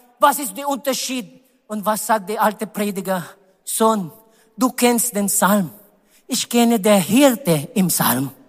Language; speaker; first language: German; non-native, learner; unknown